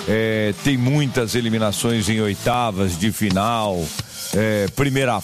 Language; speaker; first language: Portuguese; native; Portuguese